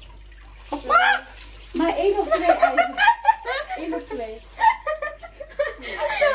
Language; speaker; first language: Dutch; native; Dutch